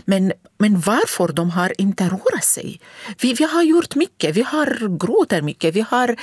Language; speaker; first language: Swedish; non-native, fluent; Arabic